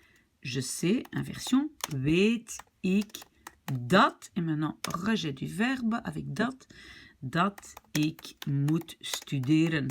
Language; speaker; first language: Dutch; non-native, local second language; French